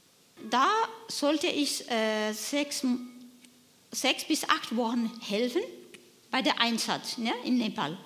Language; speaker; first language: German; non-native, learner; Nepali